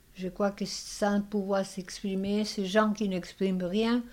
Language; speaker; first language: French; non-native, fluent; Spanish